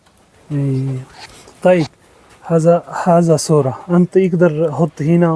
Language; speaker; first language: Arabic; non-native, learner; Urdu